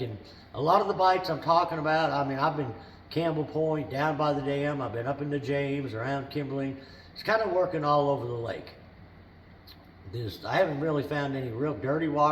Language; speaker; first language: English; native; English